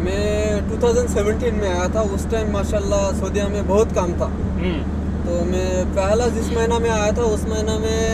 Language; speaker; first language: Hindi; non-native, fluent; Bangla